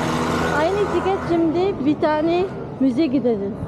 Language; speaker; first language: Turkish; non-native, learner; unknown